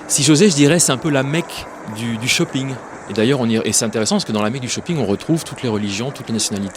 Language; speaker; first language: French; native; French